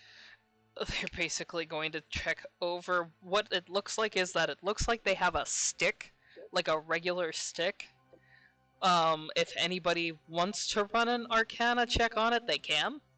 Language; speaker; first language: English; native; English